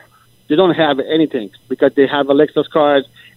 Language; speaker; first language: English; non-native, learner; Persian